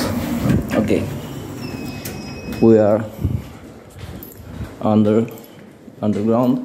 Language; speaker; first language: English; non-native, learner; Romanian